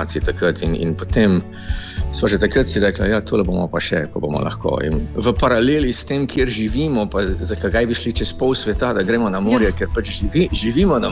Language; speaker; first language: Slovenian; native; Slovenian